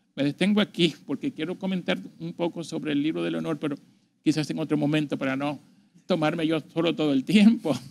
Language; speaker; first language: Spanish; native; Spanish